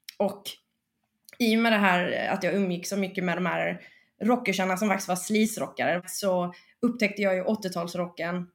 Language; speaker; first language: Swedish; early bilingual, other home language; Spanish